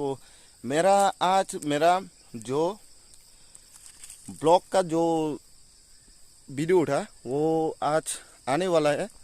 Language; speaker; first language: Hindi; non-native, local second language; Kok Borok